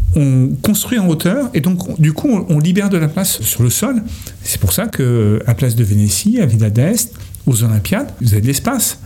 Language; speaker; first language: French; native; French